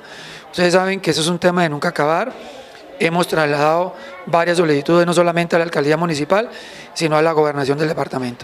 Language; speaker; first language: Spanish; native; Spanish